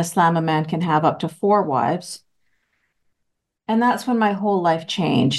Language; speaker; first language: English; native; English